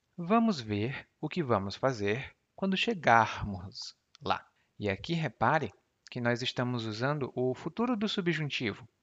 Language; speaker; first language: Portuguese; native; Portuguese